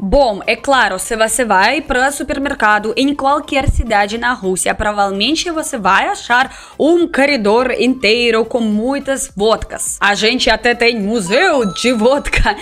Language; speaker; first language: Portuguese; non-native, fluent; Russian